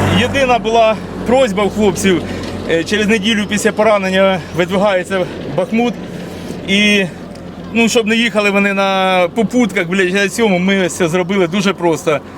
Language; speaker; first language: Ukrainian; native; Ukrainian